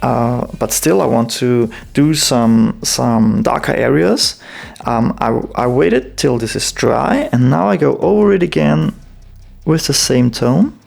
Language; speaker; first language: English; non-native, fluent; German